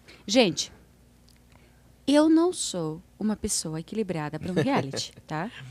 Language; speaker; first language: Portuguese; non-native, fluent; Russian